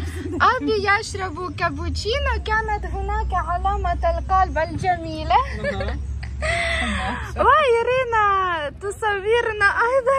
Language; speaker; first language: Arabic; non-native, fluent; Ukrainian